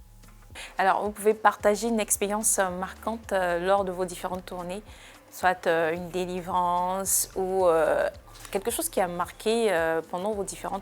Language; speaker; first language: French; native; French